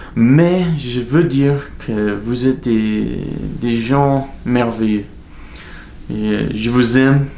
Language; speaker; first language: French; non-native, learner; English